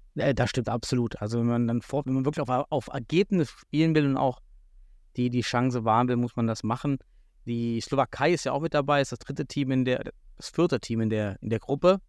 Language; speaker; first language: German; native; German